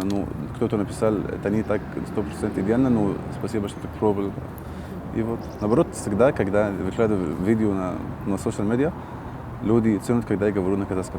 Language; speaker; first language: Russian; non-native, learner; Arabic